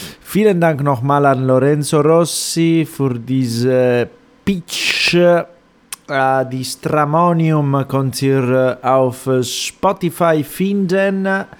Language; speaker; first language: German; non-native, fluent; Italian